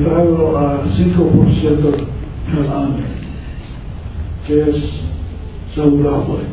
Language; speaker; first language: Spanish; non-native, learner; English